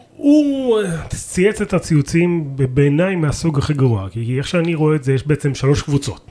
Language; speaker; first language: Hebrew; native; Hebrew